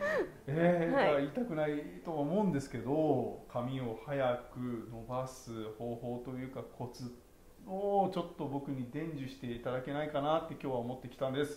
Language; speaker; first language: Japanese; native; Japanese